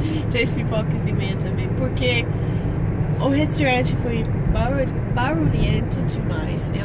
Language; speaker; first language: Portuguese; non-native, fluent; English